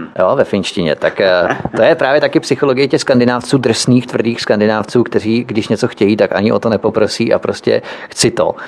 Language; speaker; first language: Czech; native; Czech